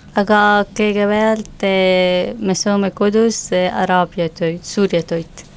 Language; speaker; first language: Estonian; non-native, learner; Arabic